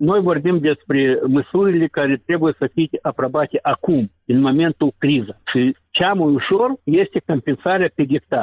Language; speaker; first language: Romanian; non-native, local second language; Russian